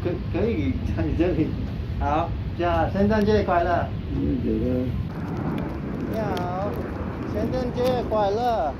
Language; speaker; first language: Chinese; non-native, learner; Filipino